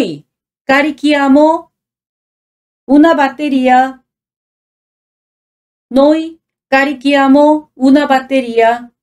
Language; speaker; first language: Italian; non-native, fluent; Korean